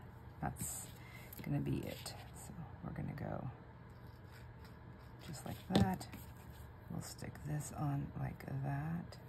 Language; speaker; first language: English; native; English